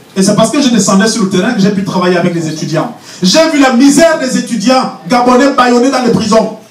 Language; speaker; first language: French; non-native, local second language; Fang